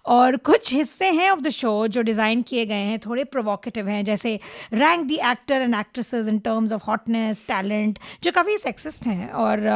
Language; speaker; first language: Hindi; non-native, local second language; Marathi